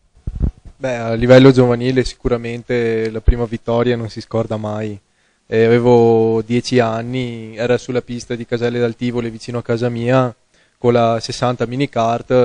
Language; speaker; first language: Italian; native; Italian